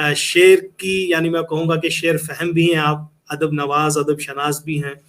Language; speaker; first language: Urdu; native; Urdu